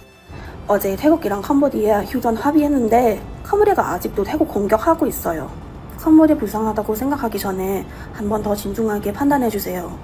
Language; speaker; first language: Korean; non-native, fluent; Thai